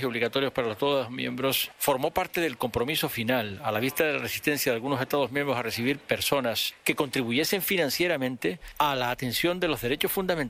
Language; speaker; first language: Spanish; native; Spanish